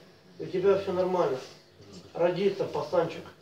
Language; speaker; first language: Russian; native; Russian